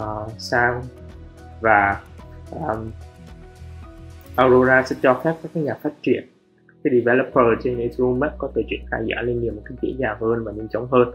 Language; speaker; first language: Vietnamese; native; Vietnamese